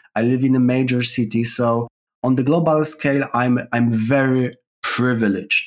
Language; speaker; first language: English; non-native, fluent; Polish